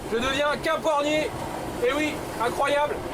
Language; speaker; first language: French; native; French